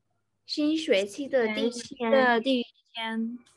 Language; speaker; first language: Chinese; non-native, learner; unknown